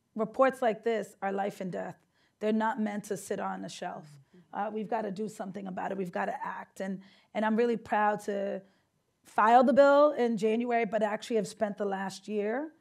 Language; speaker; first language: English; native; English